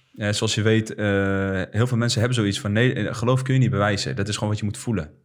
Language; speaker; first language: Dutch; native; Dutch